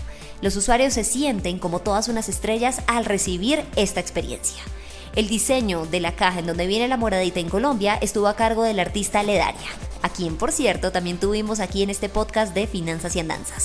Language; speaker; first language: Spanish; native; Spanish